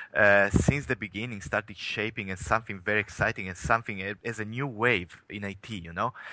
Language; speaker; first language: English; non-native, fluent; Italian